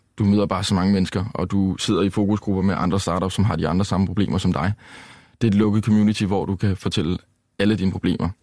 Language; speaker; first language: Danish; native; Danish